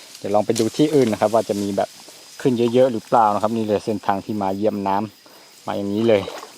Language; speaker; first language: Thai; non-native, local second language; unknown